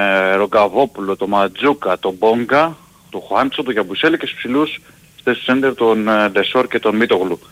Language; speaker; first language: Greek; native; Greek